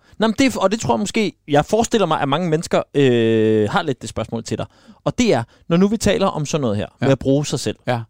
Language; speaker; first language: Danish; native; Danish